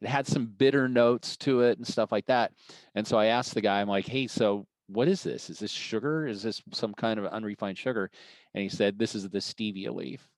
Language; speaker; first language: English; native; English